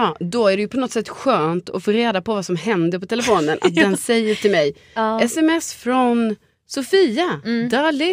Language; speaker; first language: Swedish; native; Swedish